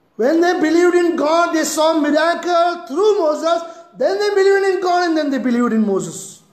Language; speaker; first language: English; non-native, local second language; Marathi